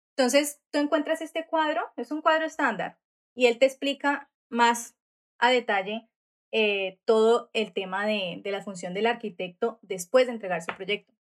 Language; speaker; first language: Spanish; native; Spanish